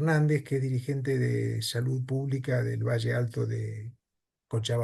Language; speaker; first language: Spanish; native; Spanish